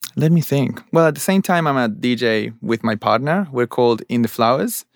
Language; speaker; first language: English; non-native, fluent; Spanish